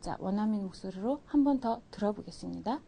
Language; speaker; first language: Korean; non-native, fluent; Mongolian